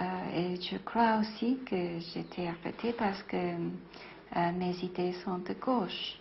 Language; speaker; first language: French; non-native, fluent; Spanish